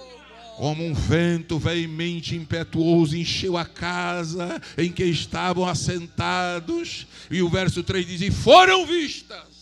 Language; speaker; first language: Portuguese; native; Portuguese